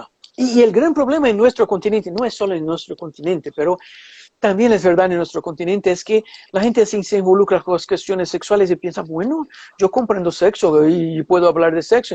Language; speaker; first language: Spanish; non-native, fluent; Portuguese